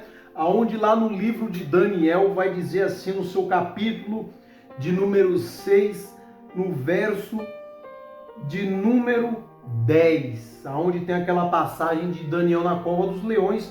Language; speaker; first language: Portuguese; native; Portuguese